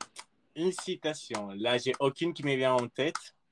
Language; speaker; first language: French; early bilingual, other home language; Spanish